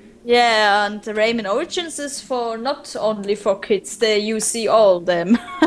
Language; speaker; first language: English; non-native, learner; German